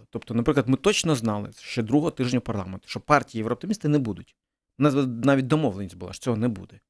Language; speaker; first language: Ukrainian; early bilingual, other home language; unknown